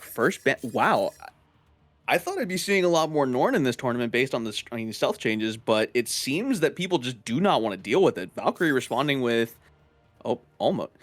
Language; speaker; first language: English; native; English